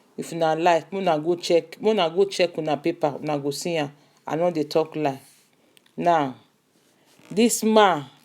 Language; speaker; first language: Nigerian Pidgin; non-native, local second language; Igbo